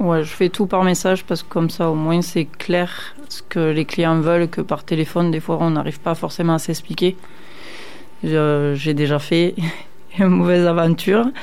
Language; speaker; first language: French; native; French